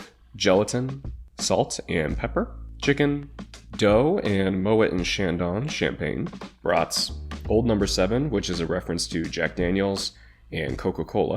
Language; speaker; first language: English; native; English